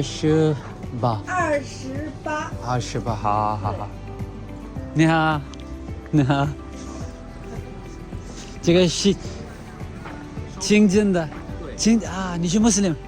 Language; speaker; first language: Chinese; non-native, learner; Urdu